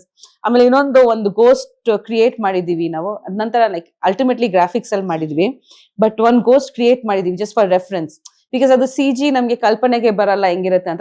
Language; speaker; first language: Kannada; non-native, fluent; Bangla